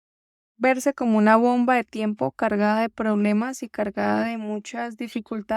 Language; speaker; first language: Spanish; native; Spanish